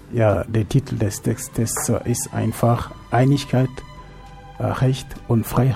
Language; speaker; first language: German; non-native, fluent; French